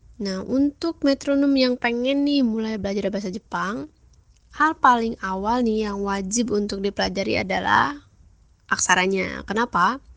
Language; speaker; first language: Indonesian; native; Indonesian